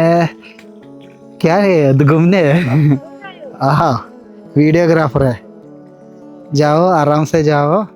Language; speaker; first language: Hindi; non-native, local second language; Malayalam